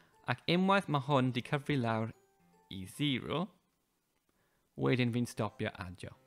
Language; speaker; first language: Welsh; native; Welsh